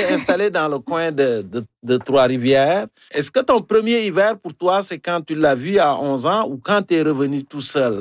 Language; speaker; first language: French; native; French